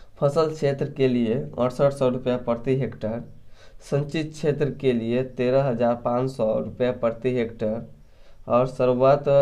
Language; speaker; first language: Hindi; native; Hindi